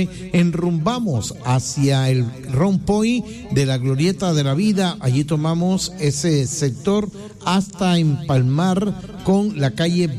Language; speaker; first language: Spanish; native; Spanish